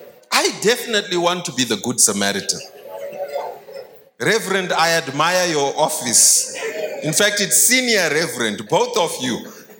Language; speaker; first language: English; non-native, local second language; Shona